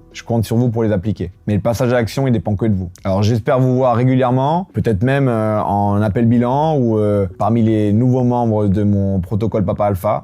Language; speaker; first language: French; native; French